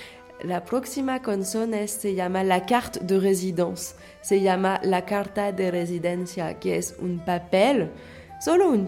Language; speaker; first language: Spanish; non-native, fluent; French